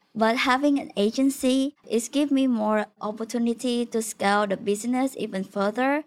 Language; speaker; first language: English; non-native, fluent; Vietnamese